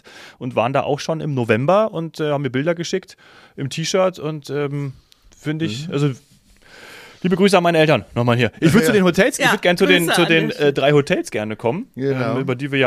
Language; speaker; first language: German; native; German